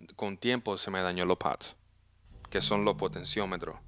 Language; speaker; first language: Spanish; native; Spanish